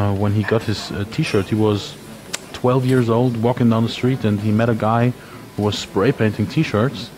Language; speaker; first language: English; non-native, fluent; German